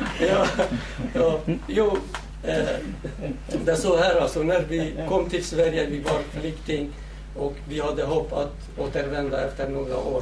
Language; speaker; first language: Swedish; non-native, fluent; Central Kurdish